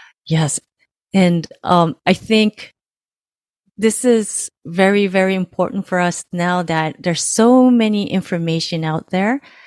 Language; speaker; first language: English; non-native, fluent; Japanese